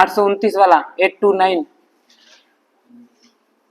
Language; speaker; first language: Hindi; native; Hindi